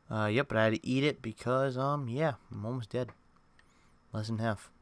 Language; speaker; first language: English; native; English